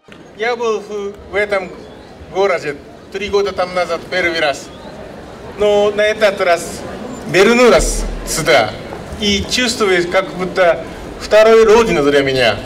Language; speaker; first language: Russian; non-native, learner; Japanese